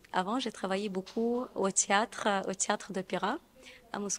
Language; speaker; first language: French; non-native, fluent; Russian